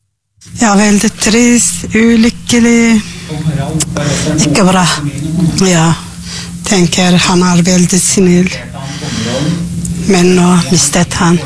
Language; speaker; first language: Norwegian; non-native, learner; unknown